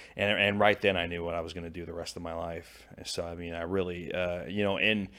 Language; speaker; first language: English; native; English